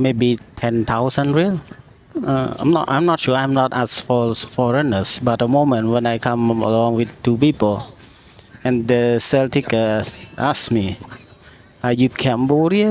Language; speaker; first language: English; non-native, learner; Khmer